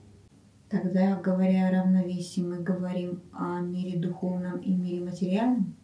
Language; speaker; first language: Russian; native; Russian